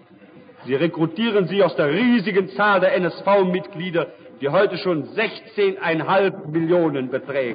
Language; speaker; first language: German; native; German